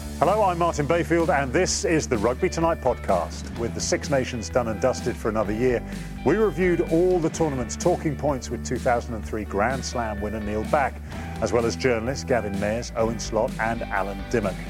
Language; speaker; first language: English; native; English